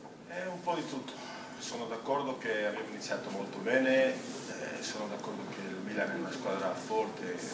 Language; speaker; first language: Italian; non-native, fluent; Spanish